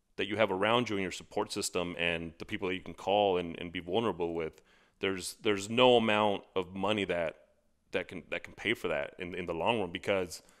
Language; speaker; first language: English; native; English